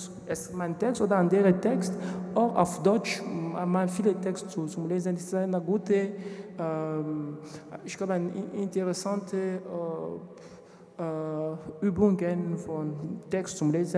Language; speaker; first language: German; non-native, learner; French